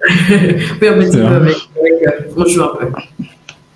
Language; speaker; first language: French; non-native, fluent; Spanish